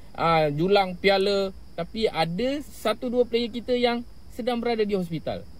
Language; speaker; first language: Malay; native; Malay